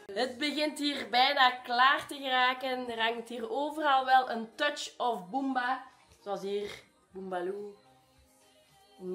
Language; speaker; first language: Dutch; native; Dutch